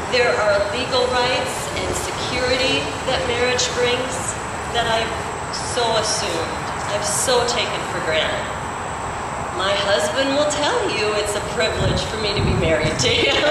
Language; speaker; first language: English; native; English